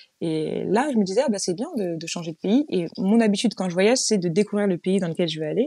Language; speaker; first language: French; native; French